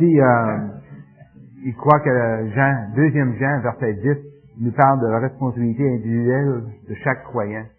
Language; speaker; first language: French; native; French